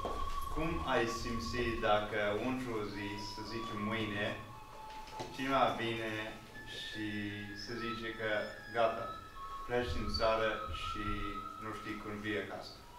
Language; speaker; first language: Romanian; non-native, fluent; English